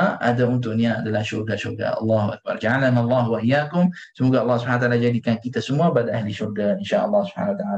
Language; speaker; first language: Malay; non-native, fluent; Arabic